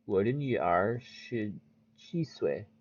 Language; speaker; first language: Chinese; non-native, learner; English